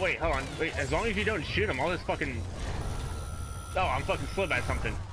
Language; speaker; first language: English; native; English